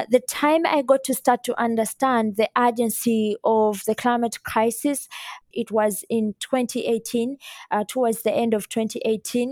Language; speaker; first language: English; non-native, local second language; Ganda